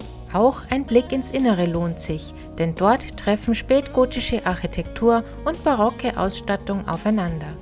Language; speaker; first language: German; native; German